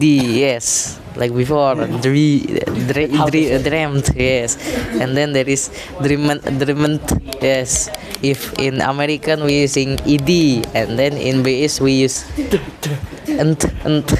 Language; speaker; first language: English; non-native, learner; Indonesian